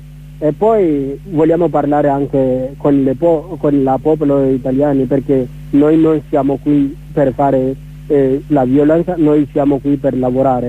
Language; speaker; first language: Italian; non-native, learner; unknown